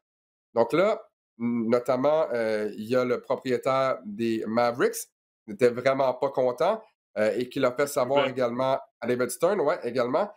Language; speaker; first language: French; native; French